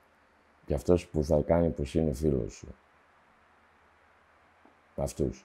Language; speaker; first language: Greek; early bilingual, heritage; Greek